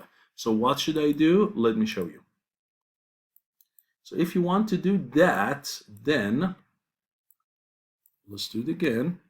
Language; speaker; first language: English; non-native, fluent; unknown